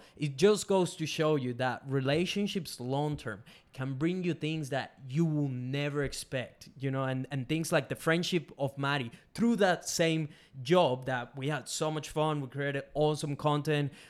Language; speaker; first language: English; non-native, fluent; Spanish